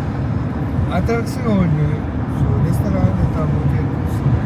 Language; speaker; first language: Russian; non-native, local second language; Uzbek